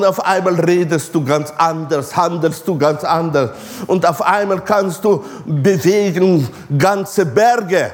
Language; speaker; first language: German; non-native, fluent; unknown